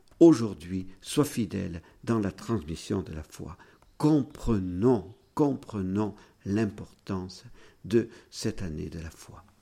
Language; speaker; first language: French; native; French